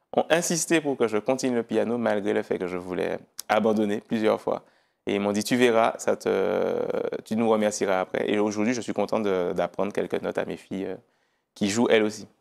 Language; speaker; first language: French; native; French